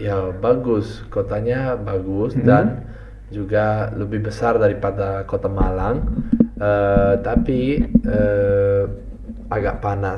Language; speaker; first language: Indonesian; non-native, fluent; Italian